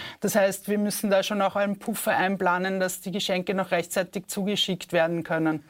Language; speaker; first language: German; native; German